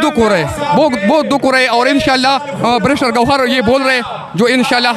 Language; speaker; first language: Hindi; non-native, local second language; Pashto